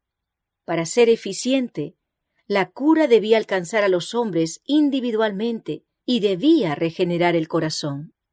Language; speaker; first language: Spanish; native; Spanish